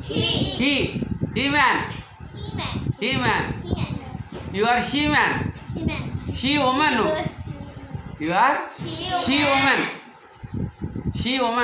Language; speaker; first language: Telugu; native; Telugu